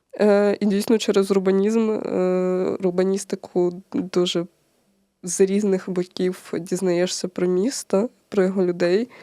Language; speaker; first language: Ukrainian; native; Ukrainian